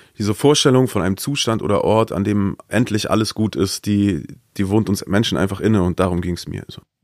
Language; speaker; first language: German; native; German